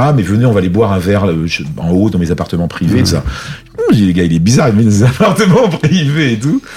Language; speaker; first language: French; native; French